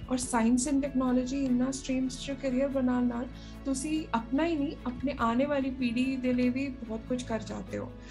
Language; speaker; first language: Punjabi; non-native, local second language; Tamil